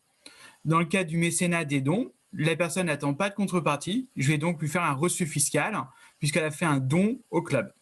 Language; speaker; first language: French; native; French